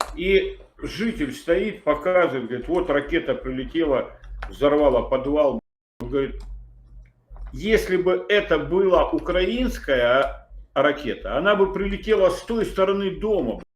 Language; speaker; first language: Russian; native; Russian